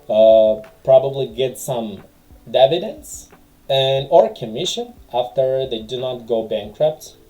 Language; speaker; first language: English; non-native, fluent; Tajik